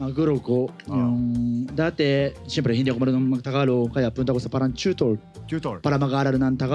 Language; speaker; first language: Filipino; non-native, learner; Japanese